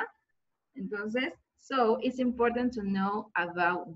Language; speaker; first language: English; non-native, learner; Spanish